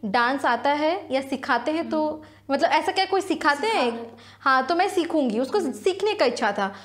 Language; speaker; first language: Hindi; non-native, local second language; Sadri